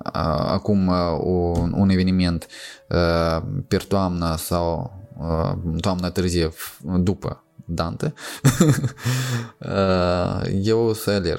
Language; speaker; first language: Romanian; non-native, local second language; Russian